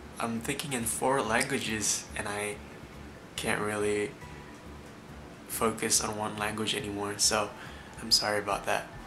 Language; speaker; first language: English; early bilingual, other home language; Indonesian